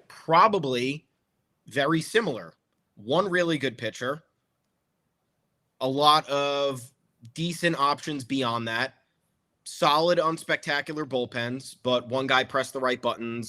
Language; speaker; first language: English; native; English